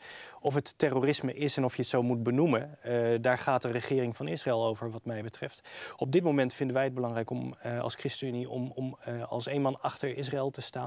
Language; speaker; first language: Dutch; native; Dutch